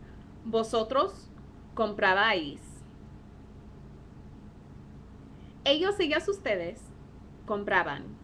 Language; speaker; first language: Spanish; non-native, fluent; English